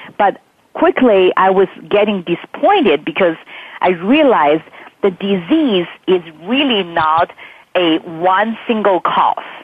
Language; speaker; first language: English; non-native, fluent; Chinese